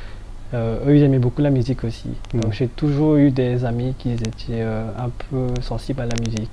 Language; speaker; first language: French; non-native, fluent; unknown